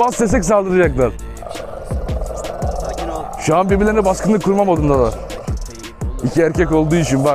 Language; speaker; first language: Turkish; native; Turkish